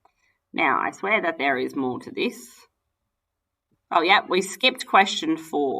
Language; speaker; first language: English; native; English